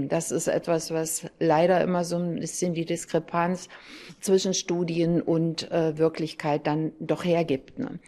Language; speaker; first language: German; native; German